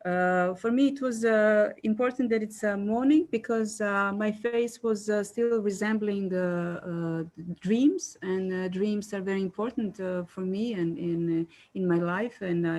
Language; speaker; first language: English; non-native, fluent; Serbian